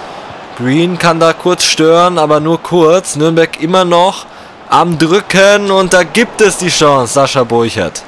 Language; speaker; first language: German; native; German